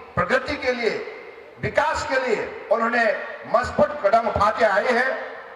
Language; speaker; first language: Hindi; non-native, local second language; Assamese